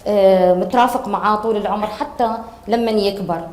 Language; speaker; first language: Arabic; native; Arabic